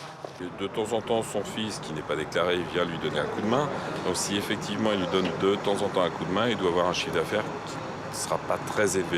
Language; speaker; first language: French; native; French